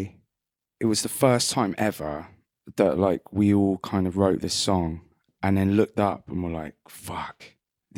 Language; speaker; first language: English; native; English